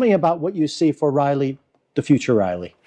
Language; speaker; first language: English; native; English